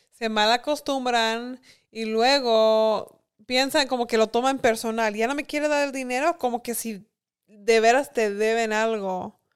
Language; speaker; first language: Spanish; early bilingual, heritage; Spanish